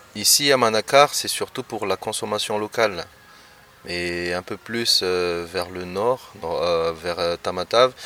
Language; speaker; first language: French; non-native, local second language; Malagasy